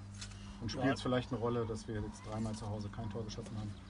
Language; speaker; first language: German; native; German